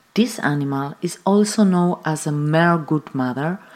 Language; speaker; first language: English; non-native, fluent; Spanish